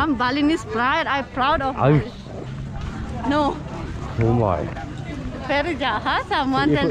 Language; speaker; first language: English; non-native, learner; Balinese